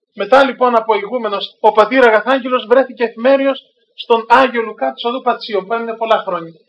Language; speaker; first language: Greek; native; Greek